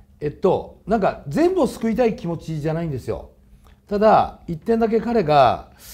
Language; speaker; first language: Japanese; native; Japanese